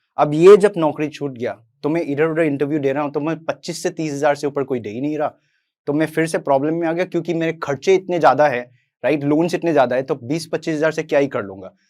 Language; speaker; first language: Hindi; non-native, local second language; Assamese